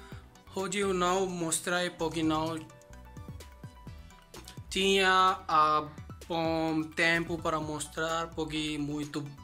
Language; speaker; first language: Portuguese; non-native, learner; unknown